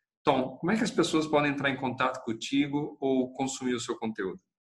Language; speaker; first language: Portuguese; native; Portuguese